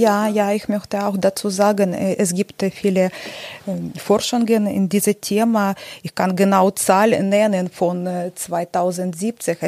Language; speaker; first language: German; non-native, learner; Ukrainian